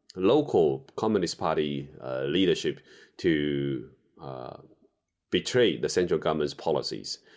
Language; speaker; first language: English; non-native, fluent; Chinese